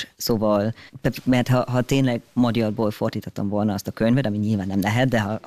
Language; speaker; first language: Hungarian; non-native, fluent; German